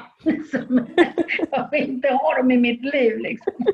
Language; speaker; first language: Swedish; non-native, fluent; Spanish